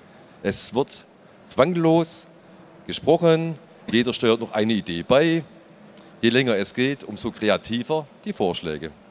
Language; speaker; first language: German; native; German